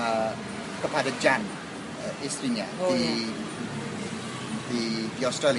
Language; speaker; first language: Indonesian; non-native, learner; English